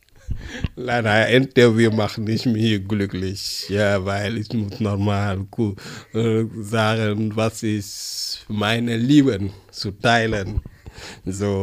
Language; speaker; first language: German; non-native, learner; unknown